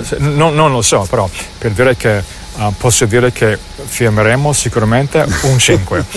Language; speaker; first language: Italian; non-native, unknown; English